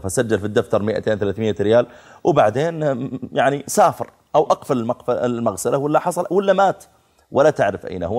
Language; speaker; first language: Arabic; native; Arabic